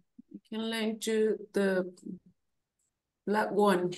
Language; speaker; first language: English; non-native, learner; Spanish